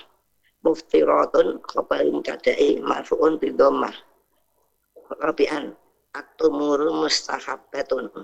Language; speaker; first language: Arabic; non-native, learner; Indonesian